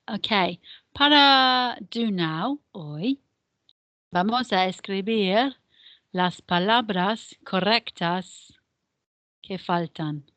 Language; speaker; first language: Spanish; non-native, fluent; English